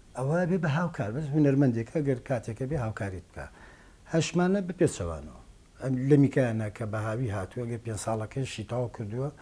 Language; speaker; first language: Central Kurdish; non-native, local second language; Gurani